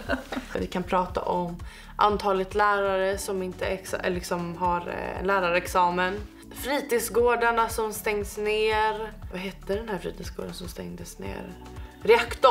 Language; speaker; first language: Swedish; native; Swedish